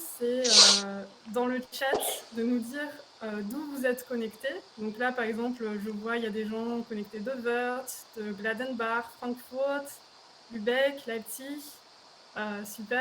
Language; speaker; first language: French; native; French